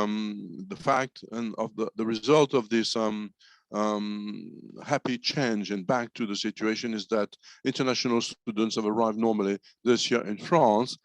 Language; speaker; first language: English; non-native, fluent; French